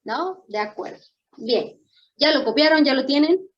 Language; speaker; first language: Spanish; native; Spanish